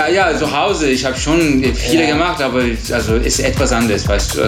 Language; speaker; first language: German; non-native, learner; Turkish